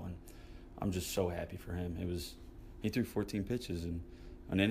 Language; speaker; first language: English; native; English